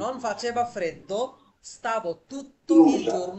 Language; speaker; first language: Italian; non-native, fluent; Bangla